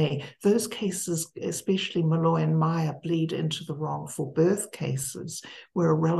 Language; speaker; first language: English; native; English